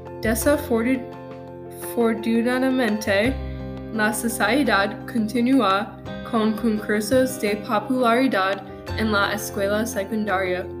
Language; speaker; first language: Spanish; non-native, learner; English